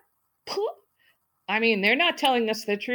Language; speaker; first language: English; native; English